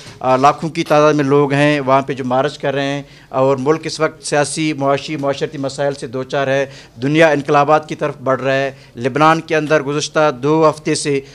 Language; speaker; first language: Urdu; non-native, local second language; Baluchi